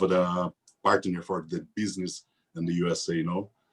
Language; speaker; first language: English; non-native, learner; Portuguese